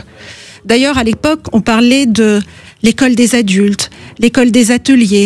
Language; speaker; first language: French; native; French